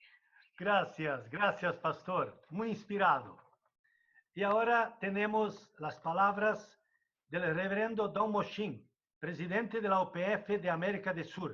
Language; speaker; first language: Spanish; non-native, fluent; Portuguese